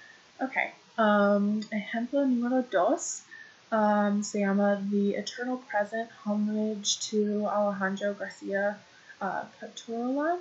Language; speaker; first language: Spanish; non-native, learner; English